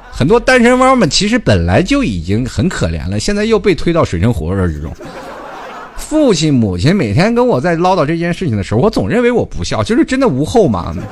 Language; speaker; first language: Chinese; native; Chinese